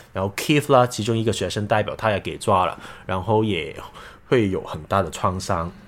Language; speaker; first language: Chinese; non-native, local second language; Cantonese